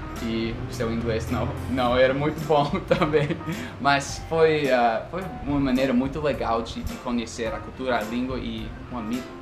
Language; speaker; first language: Portuguese; non-native, fluent; English